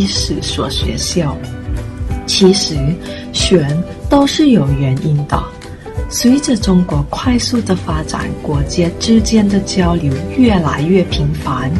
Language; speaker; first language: Chinese; non-native, fluent; Thai